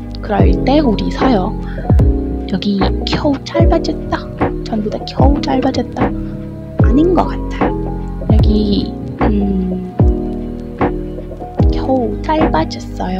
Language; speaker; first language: Korean; non-native, learner; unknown